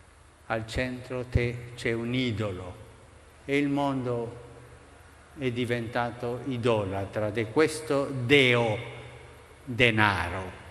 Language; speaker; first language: Italian; non-native, fluent; Spanish